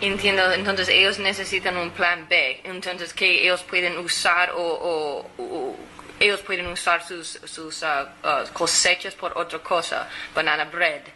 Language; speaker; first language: Spanish; non-native, fluent; English